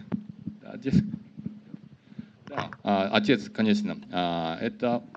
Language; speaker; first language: Russian; non-native, learner; Japanese